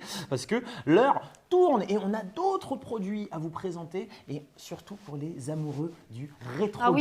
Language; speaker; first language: French; native; French